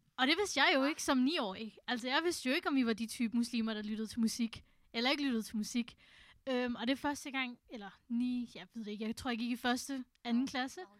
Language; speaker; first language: Danish; early bilingual, other home language; Urdu